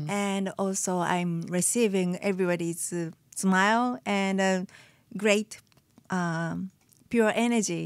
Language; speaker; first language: English; non-native, fluent; Japanese